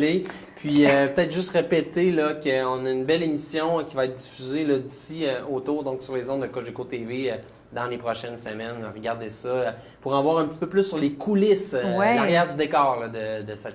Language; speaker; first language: French; native; French